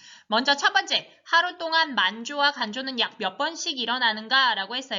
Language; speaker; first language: Korean; native; Korean